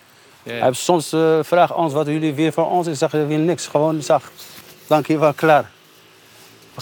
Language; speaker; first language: Dutch; non-native, learner; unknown